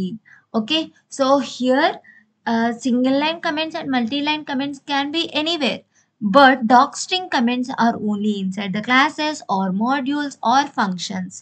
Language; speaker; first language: English; non-native, local second language; Telugu